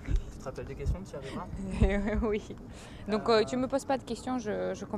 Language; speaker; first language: French; non-native, fluent; Russian